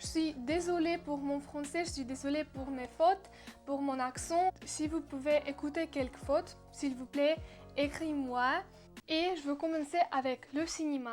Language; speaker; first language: French; non-native, learner; Russian